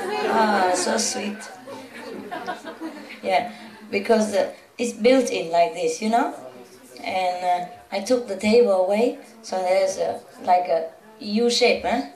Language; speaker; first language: English; non-native, fluent; Vietnamese